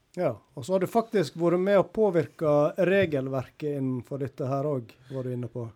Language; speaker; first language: Norwegian; native; Norwegian